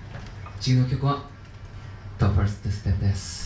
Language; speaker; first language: Japanese; non-native, learner; Korean